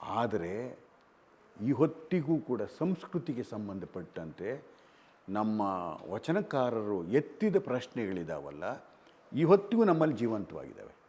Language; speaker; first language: Kannada; native; Kannada